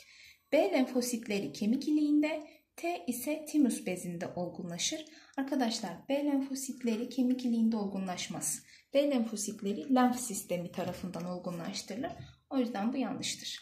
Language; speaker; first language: Turkish; native; Turkish